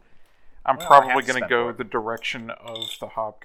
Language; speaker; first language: English; native; English